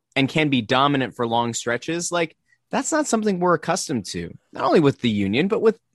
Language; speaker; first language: English; native; English